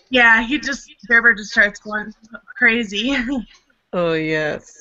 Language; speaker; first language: English; native; English